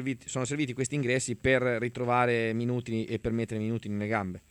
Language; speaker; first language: Italian; native; Italian